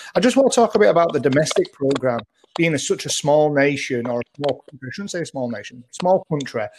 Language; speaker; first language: English; early bilingual, other home language; Maltese